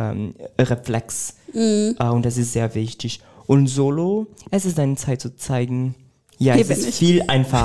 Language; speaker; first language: German; non-native, fluent; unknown